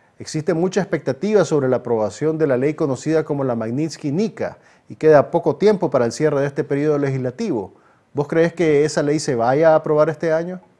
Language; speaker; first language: Spanish; native; Spanish